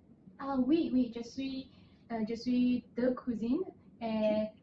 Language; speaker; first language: French; non-native, learner; Chinese